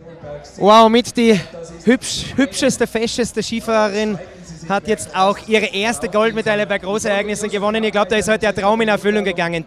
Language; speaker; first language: German; native; German